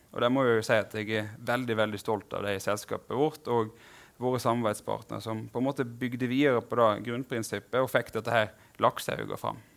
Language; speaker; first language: Norwegian; native; Norwegian